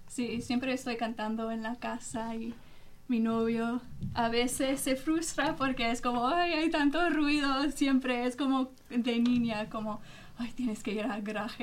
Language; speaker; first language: Spanish; non-native, fluent; English